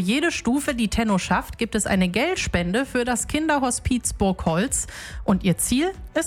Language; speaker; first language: German; native; German